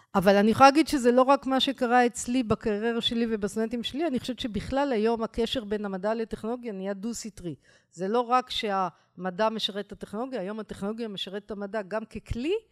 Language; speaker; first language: Hebrew; native; Hebrew